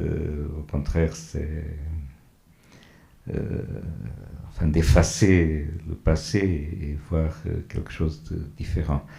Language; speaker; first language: French; non-native, fluent; Portuguese